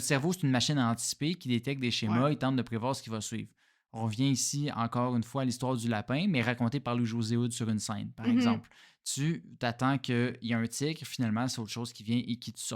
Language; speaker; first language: French; native; French